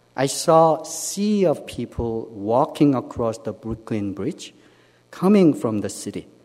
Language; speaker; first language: English; non-native, fluent; Korean